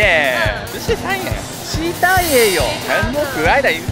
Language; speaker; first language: Chinese; non-native, learner; Japanese